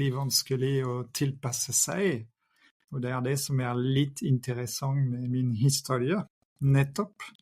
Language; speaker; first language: Norwegian; non-native, fluent; French